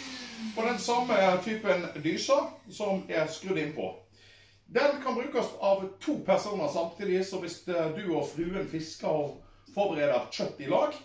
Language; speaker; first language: Norwegian; native; Norwegian